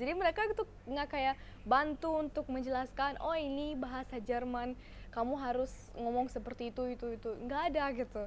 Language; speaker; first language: Indonesian; non-native, fluent; German